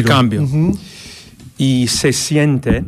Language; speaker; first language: Spanish; non-native, fluent; English